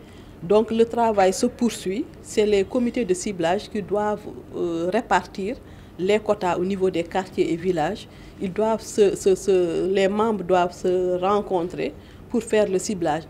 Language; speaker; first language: French; non-native, local second language; Wolof